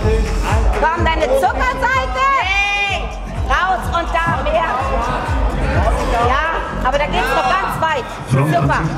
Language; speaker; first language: German; native; German